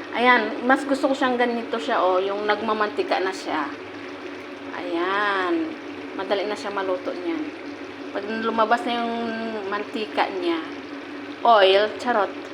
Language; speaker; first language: Filipino; non-native, local second language; Hiligaynon